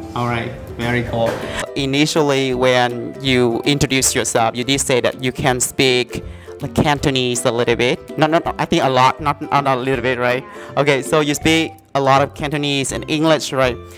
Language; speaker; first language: English; non-native, fluent; Vietnamese